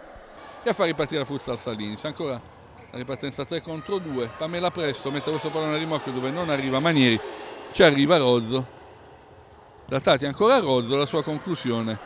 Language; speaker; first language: Italian; native; Italian